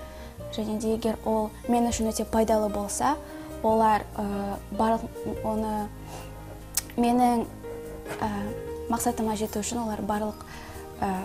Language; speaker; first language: Kazakh; non-native, local second language; Russian